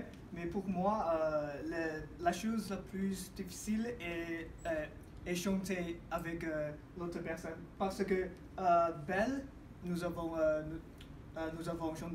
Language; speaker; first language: French; non-native, learner; English